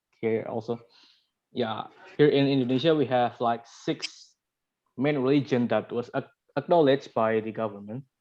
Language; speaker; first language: English; non-native, learner; Indonesian